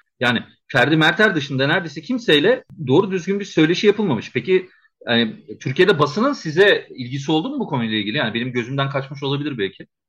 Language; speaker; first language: Turkish; native; Turkish